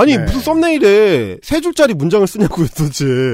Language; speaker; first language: Korean; native; Korean